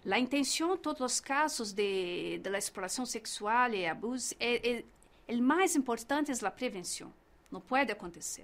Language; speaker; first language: Spanish; non-native, learner; Portuguese